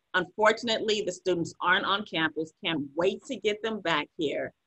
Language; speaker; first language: English; native; English